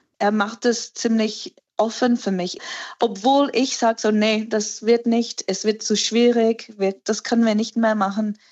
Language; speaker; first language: German; non-native, fluent; English